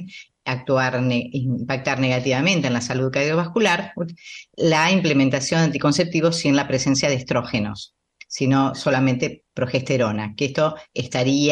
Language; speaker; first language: Spanish; native; Spanish